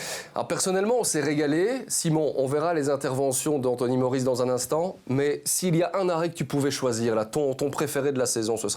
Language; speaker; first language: French; native; French